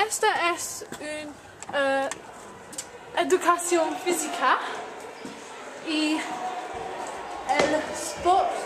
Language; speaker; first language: Spanish; non-native, learner; English